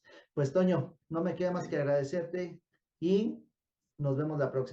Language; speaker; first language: Spanish; native; Spanish